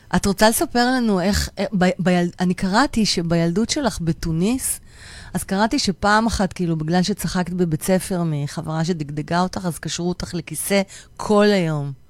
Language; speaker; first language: Hebrew; native; Hebrew